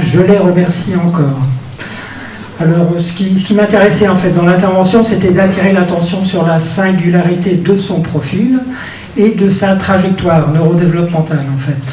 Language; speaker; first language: French; native; French